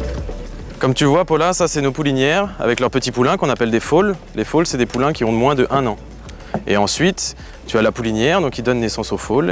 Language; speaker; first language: French; native; French